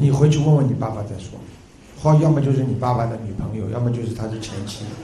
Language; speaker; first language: Chinese; native; Chinese